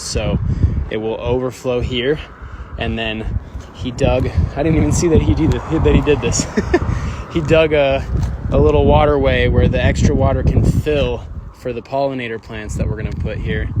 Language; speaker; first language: English; native; English